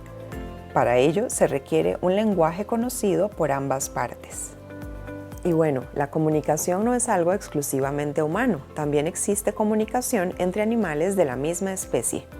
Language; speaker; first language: Spanish; native; Spanish